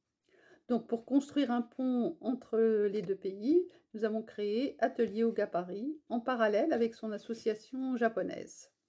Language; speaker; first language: French; native; French